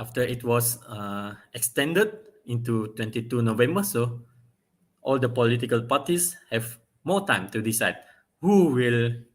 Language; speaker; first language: English; non-native, local second language; Malay